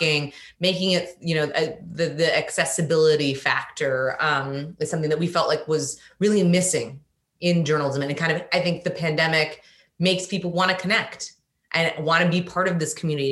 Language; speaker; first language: English; native; English